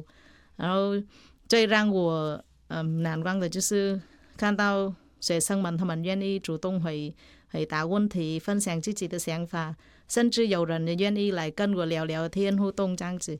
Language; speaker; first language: Chinese; non-native, fluent; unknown